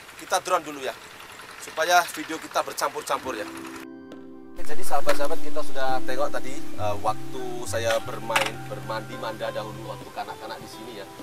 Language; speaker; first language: Indonesian; non-native, local second language; Javanese